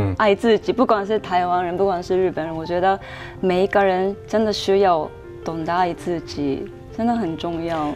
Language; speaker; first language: Chinese; non-native, fluent; Japanese